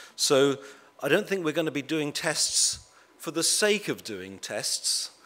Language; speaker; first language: English; native; English